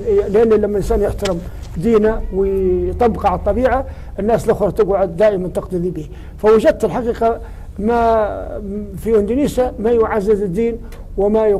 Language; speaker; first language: Arabic; native; Arabic